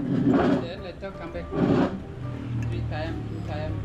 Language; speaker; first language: English; non-native, learner; Indonesian